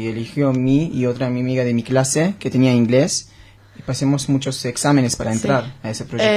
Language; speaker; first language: Spanish; non-native, learner; Hebrew